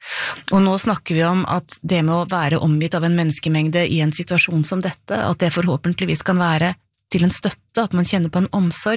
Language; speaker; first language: Norwegian; native; Norwegian